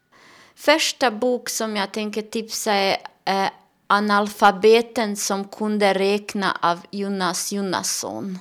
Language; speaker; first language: Swedish; non-native, learner; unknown